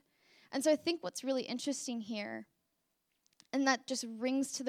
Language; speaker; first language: English; native; English